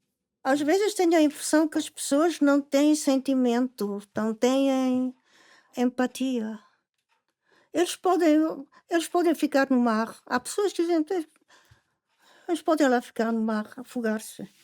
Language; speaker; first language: Portuguese; non-native, fluent; German